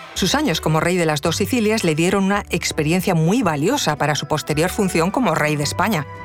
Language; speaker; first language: Spanish; native; Spanish